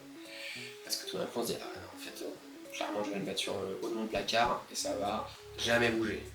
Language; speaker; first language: French; native; French